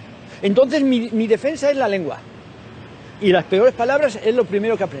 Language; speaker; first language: Spanish; native; Spanish